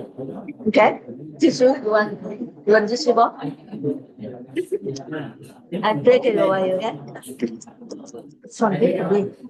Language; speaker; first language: English; non-native, learner; Vietnamese